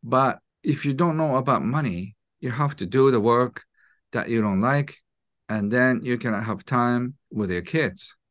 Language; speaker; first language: English; non-native, fluent; Japanese